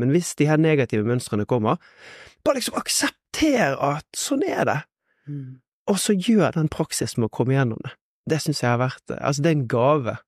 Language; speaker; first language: Norwegian; native; Norwegian